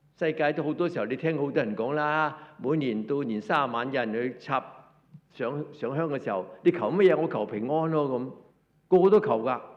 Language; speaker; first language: Cantonese; native; Cantonese